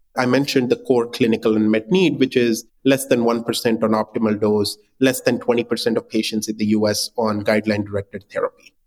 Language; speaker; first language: English; non-native, local second language; Hindi